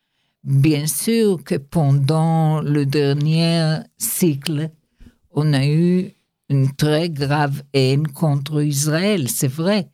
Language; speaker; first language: French; non-native, learner; Hebrew